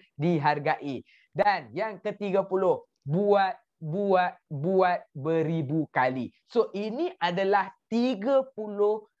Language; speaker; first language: Malay; native; Malay